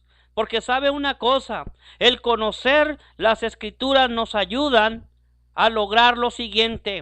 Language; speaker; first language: Spanish; native; Spanish